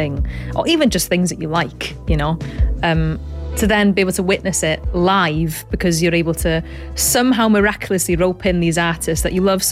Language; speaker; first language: English; native; English